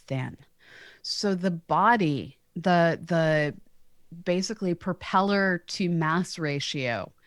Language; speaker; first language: English; native; English